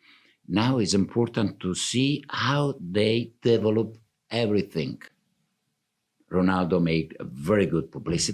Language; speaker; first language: English; non-native, fluent; Italian